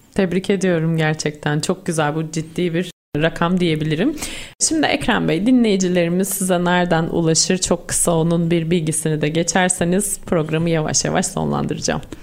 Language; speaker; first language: Turkish; native; Turkish